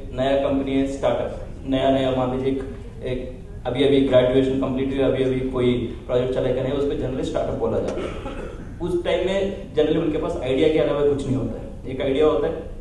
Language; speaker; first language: Hindi; non-native, local second language; Telugu